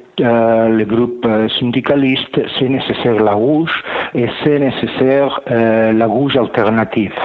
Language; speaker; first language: French; non-native, learner; Catalan